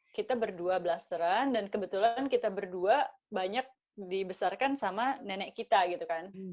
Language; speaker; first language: Indonesian; native; Indonesian